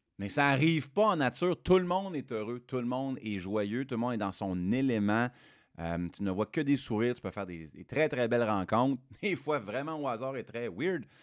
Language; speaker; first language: French; native; French